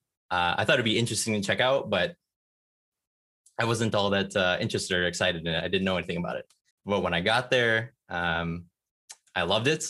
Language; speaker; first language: English; native; English